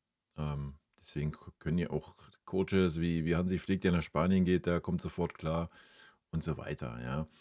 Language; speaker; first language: German; native; German